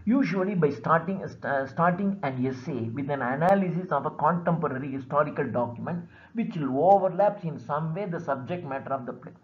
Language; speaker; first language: English; non-native, local second language; Tamil